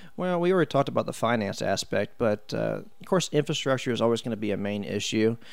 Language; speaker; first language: English; native; English